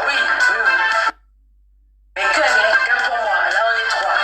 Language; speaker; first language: French; native; French